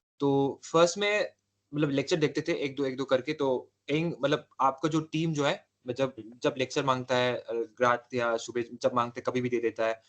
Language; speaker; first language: Hindi; non-native, local second language; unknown